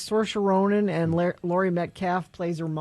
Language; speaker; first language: English; native; English